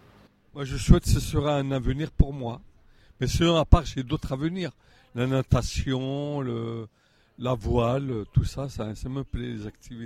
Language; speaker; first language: French; non-native, local second language; Arabic